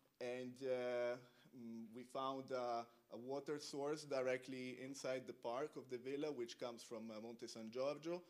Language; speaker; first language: English; non-native, fluent; Italian